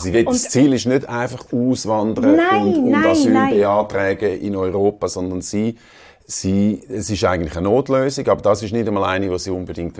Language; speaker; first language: German; native; German